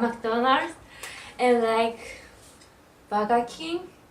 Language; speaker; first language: English; non-native, learner; Japanese